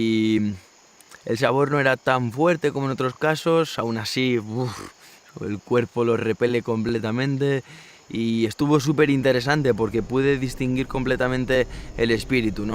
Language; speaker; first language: Spanish; native; Spanish